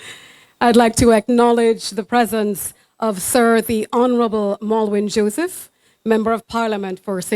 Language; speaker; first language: English; native; English